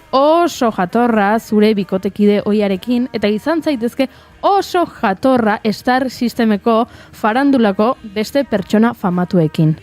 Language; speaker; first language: Basque; native; Basque